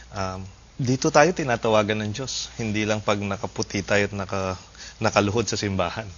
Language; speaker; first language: Filipino; native; Filipino